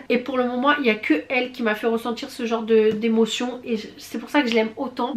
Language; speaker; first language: French; early bilingual, other home language; Portuguese